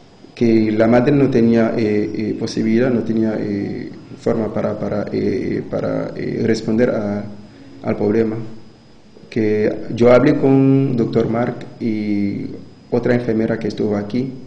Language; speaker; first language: Spanish; non-native, fluent; Haitian Creole